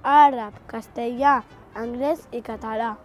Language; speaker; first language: Catalan; early bilingual, other home language; Urdu